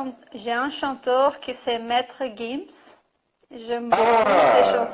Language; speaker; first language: French; non-native, fluent; Portuguese